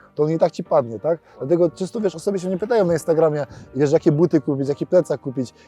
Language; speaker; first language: Polish; native; Polish